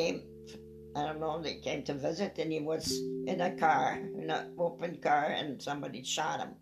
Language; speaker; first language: English; non-native, fluent; French